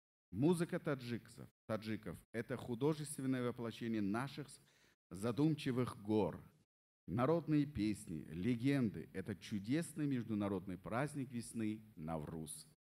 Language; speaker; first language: Russian; non-native, local second language; Persian